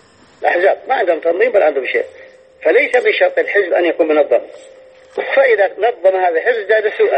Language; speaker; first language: Arabic; native; Arabic